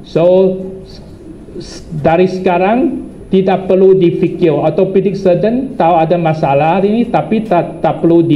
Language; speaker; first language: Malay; non-native, local second language; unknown